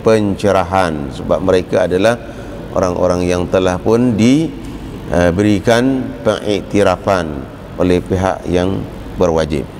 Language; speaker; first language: Malay; native; Malay